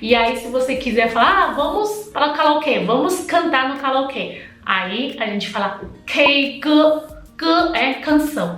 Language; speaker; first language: Portuguese; non-native, fluent; Chinese